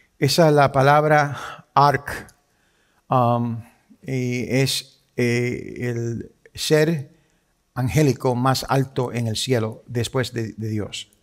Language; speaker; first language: Spanish; early bilingual, heritage; Spanish